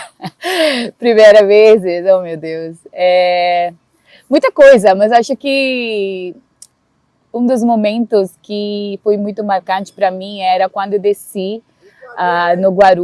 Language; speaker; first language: Portuguese; non-native, fluent; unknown